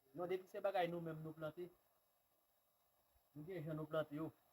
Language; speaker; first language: Haitian Creole; native; Haitian Creole